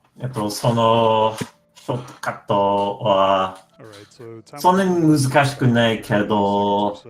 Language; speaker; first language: Japanese; non-native, learner; English